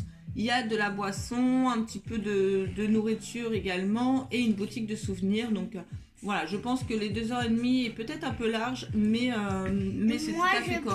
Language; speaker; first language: French; native; French